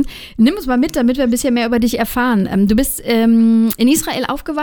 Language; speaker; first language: German; native; German